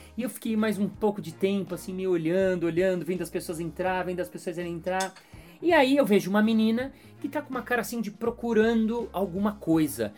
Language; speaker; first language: Portuguese; native; Portuguese